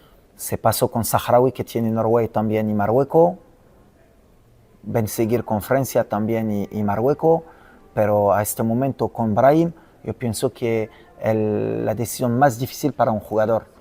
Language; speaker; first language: Spanish; non-native, fluent; French